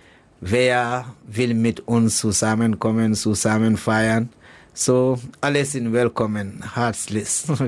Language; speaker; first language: German; non-native, learner; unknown